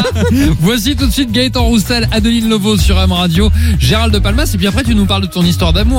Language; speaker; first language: French; native; French